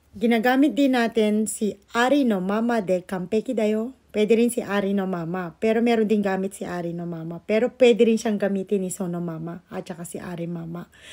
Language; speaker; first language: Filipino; native; Filipino